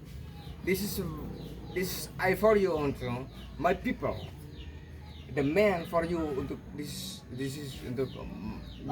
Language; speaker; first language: English; non-native, learner; Indonesian